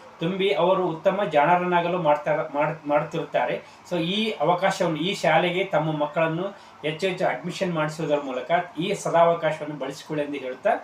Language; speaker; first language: Kannada; native; Kannada